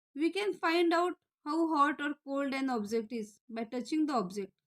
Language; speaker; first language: English; non-native, local second language; Marathi